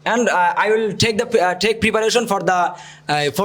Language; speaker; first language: English; non-native, learner; Bangla